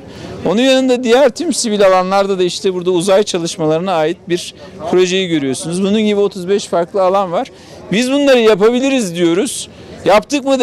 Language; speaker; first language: Turkish; native; Turkish